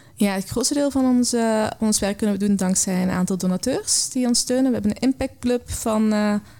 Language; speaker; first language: Dutch; native; Dutch